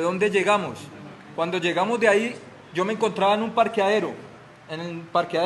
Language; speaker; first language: Spanish; native; Spanish